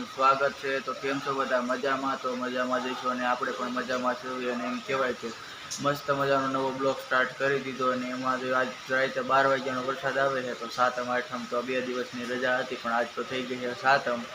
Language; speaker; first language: Gujarati; native; Gujarati